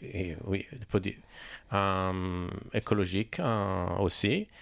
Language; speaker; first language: French; non-native, learner; Italian